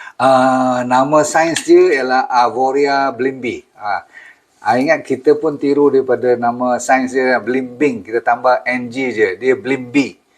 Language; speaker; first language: Malay; native; Malay